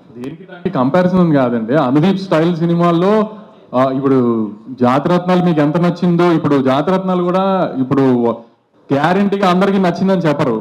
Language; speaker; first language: Telugu; native; Telugu